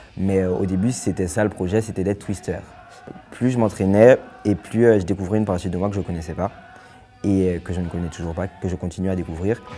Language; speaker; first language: French; native; French